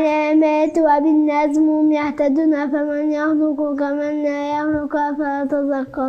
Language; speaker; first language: Arabic; native; Arabic